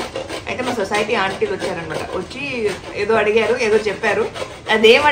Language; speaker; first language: Telugu; native; Telugu